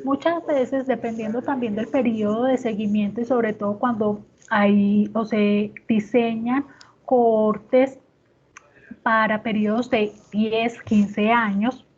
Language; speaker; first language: Spanish; native; Spanish